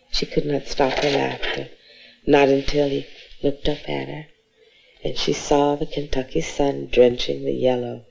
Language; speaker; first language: English; native; English